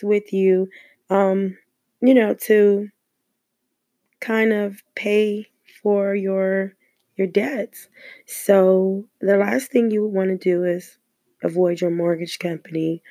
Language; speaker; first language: English; native; English